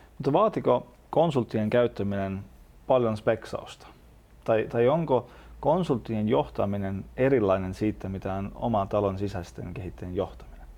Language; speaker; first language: Finnish; non-native, fluent; Estonian